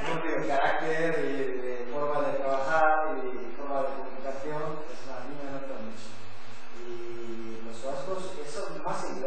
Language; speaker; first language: Spanish; non-native, learner; Korean